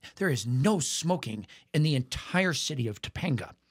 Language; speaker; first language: English; native; English